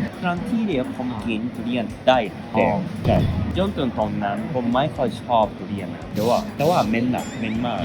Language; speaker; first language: Thai; non-native, learner; Japanese